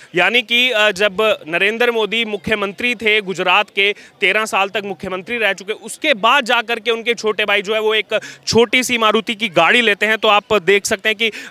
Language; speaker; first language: Hindi; native; Hindi